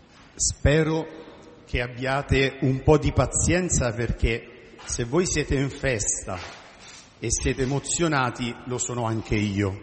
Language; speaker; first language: Italian; native; Italian